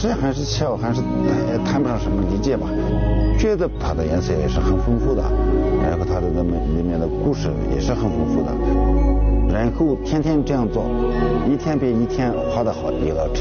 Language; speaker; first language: Chinese; non-native, local second language; Tibetan